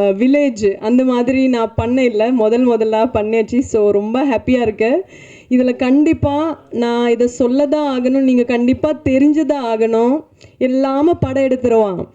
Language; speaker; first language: Tamil; non-native, fluent; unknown